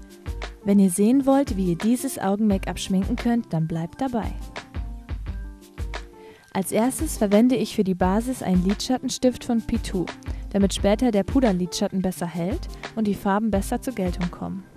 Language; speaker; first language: German; native; German